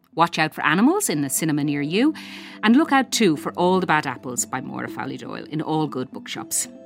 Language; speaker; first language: English; native; English